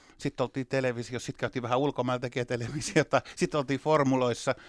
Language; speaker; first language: Finnish; native; Finnish